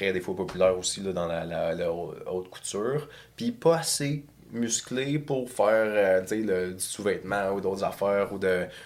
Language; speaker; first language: French; native; French